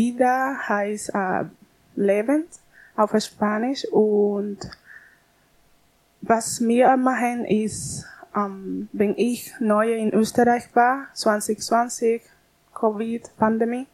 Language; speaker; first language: German; non-native, learner; Spanish